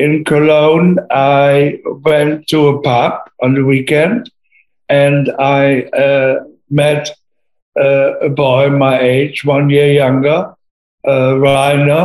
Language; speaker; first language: English; non-native, fluent; German